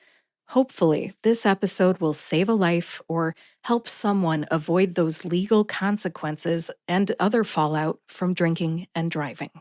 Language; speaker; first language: English; native; English